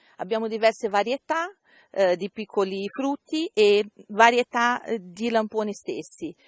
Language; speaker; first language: Italian; non-native, fluent; Portuguese